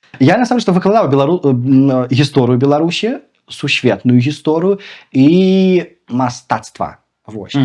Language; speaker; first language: Belarusian; non-native, local second language; Russian